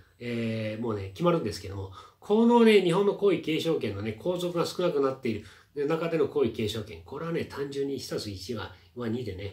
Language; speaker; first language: Japanese; native; Japanese